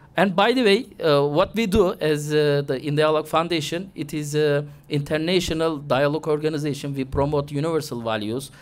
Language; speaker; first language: English; non-native, fluent; Turkish